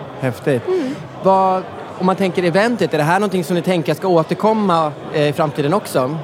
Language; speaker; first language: Swedish; native; Swedish